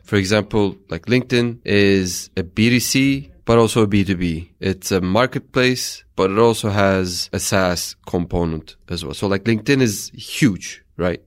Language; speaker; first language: English; non-native, fluent; Turkish